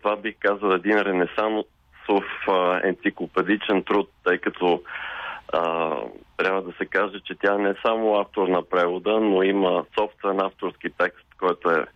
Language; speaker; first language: Bulgarian; native; Bulgarian